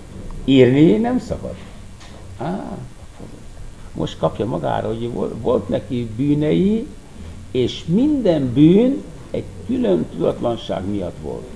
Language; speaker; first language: Hungarian; non-native, fluent; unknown